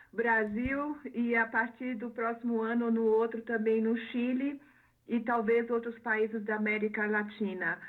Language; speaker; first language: Portuguese; non-native, fluent; German